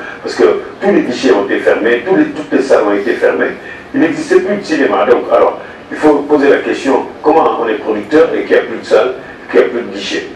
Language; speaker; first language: French; non-native, local second language; Wolof